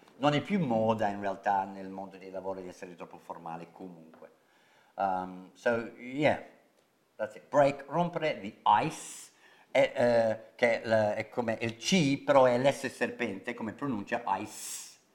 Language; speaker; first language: Italian; non-native, fluent; English